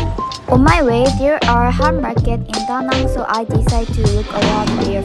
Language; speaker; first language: English; non-native, learner; Japanese